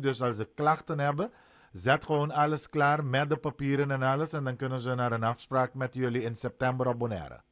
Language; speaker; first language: Dutch; non-native, local second language; Papiamento